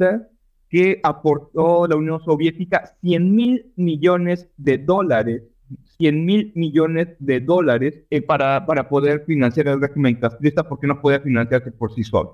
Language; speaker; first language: Spanish; native; Spanish